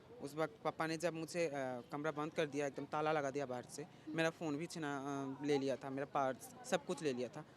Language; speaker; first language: Hindi; native; Hindi